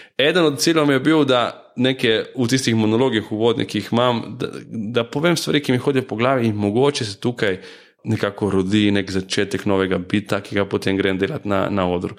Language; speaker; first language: Slovenian; early bilingual, other home language; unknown